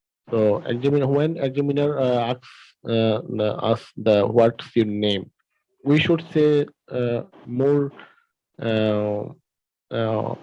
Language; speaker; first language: English; non-native, learner; Bangla